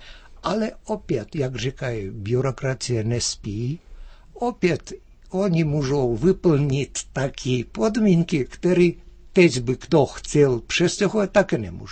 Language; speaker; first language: Czech; early bilingual, heritage; Czech